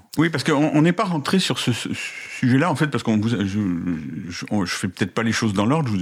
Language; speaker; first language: French; native; French